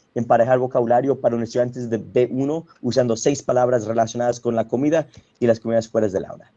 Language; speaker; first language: Spanish; early bilingual, heritage; Spanish